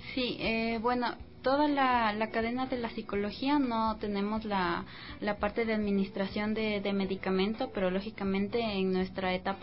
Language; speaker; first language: Spanish; native; Spanish